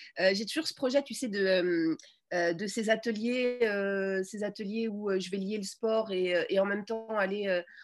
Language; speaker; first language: French; native; French